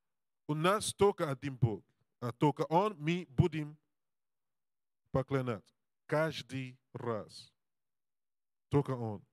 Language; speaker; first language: Russian; non-native, learner; English